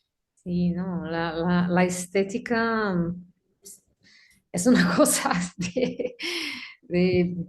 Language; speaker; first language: Spanish; non-native, learner; Portuguese